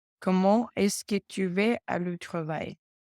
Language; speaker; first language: French; non-native, learner; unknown